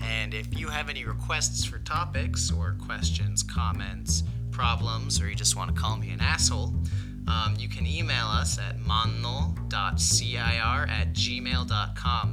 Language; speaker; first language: English; native; English